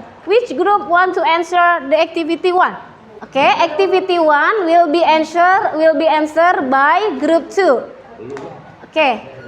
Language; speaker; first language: English; non-native, fluent; Indonesian